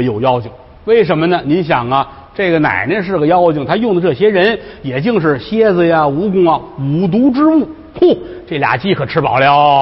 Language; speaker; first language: Chinese; native; Chinese